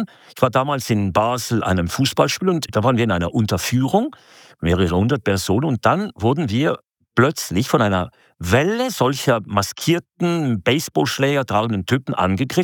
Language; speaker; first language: German; native; German